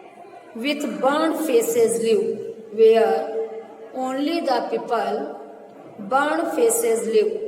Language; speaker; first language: English; non-native, local second language; Hindi